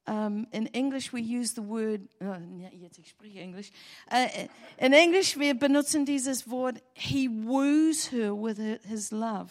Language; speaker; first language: German; non-native, learner; English